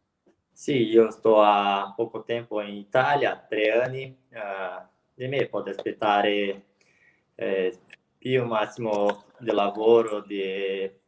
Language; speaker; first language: Italian; non-native, learner; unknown